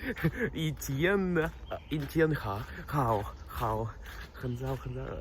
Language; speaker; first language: Chinese; non-native, learner; Russian